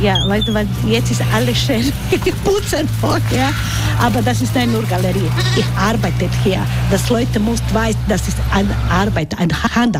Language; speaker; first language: German; non-native, learner; Croatian